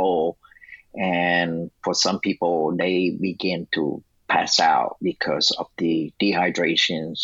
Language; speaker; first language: English; non-native, fluent; Vietnamese